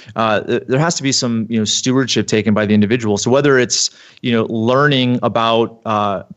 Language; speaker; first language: English; native; English